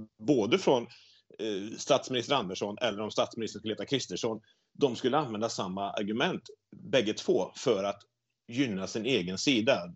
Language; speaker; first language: Swedish; native; Swedish